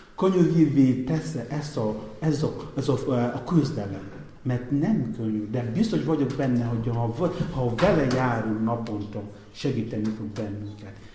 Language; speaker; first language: Hungarian; non-native, fluent; Igbo